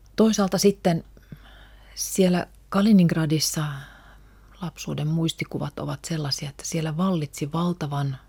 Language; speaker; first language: Finnish; non-native, local second language; Russian